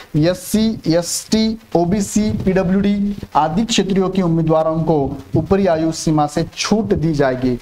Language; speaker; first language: Hindi; non-native, local second language; Marathi